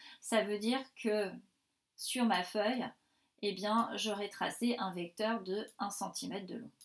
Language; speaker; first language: French; native; French